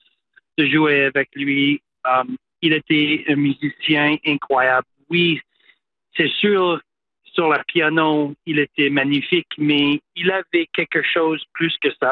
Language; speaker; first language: French; non-native, local second language; English